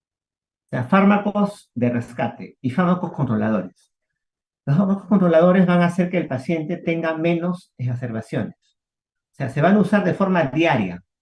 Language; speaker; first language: Spanish; native; Spanish